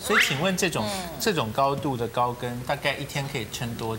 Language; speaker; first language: Chinese; native; Chinese